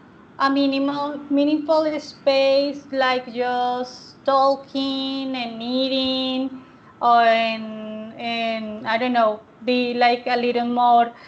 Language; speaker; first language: English; non-native, learner; Spanish